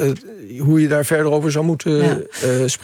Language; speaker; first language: Dutch; native; Dutch